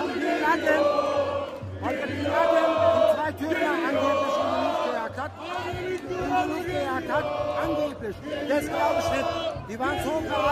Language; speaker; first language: German; non-native, fluent; Turkish